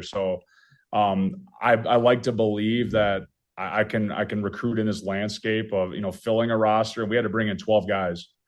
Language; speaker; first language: English; native; English